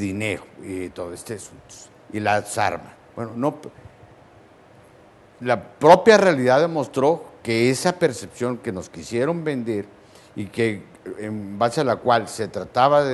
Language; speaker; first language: Spanish; native; Spanish